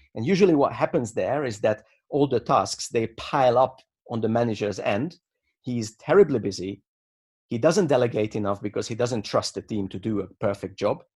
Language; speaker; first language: English; non-native, fluent; Hungarian